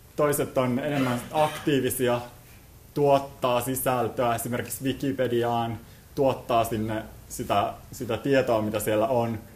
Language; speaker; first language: Finnish; native; Finnish